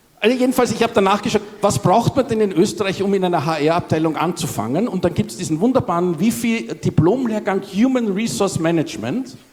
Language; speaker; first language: German; native; German